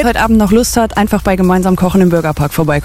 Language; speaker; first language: German; native; German